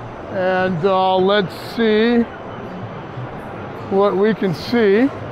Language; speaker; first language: English; native; English